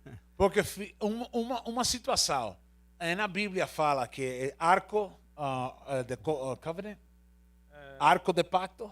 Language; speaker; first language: Portuguese; non-native, learner; Spanish